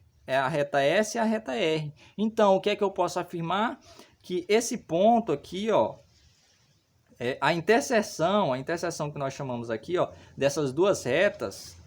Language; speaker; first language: Portuguese; native; Portuguese